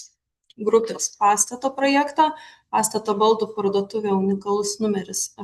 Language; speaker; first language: Lithuanian; native; Lithuanian